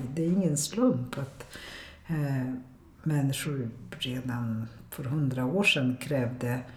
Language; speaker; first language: Swedish; non-native, fluent; Polish